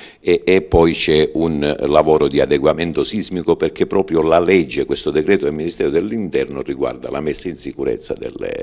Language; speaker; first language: Italian; native; Italian